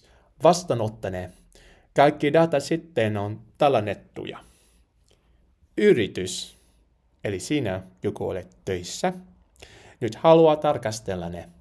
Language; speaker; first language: Finnish; non-native, learner; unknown